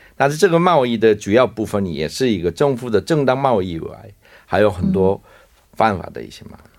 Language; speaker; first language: Chinese; non-native, fluent; Korean